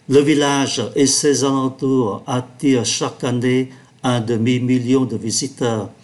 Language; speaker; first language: French; non-native, fluent; Vietnamese